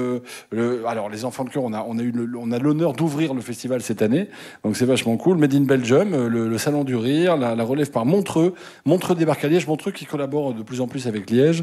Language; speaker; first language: French; native; French